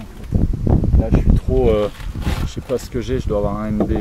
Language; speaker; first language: French; native; French